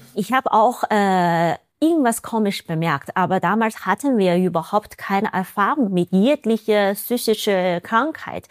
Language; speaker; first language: German; non-native, fluent; Chinese